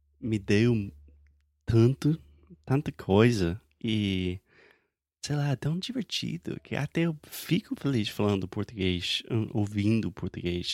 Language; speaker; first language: Portuguese; non-native, fluent; English